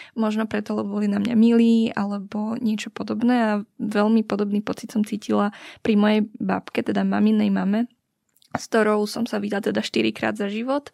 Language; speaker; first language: Slovak; early bilingual, other home language; Vietnamese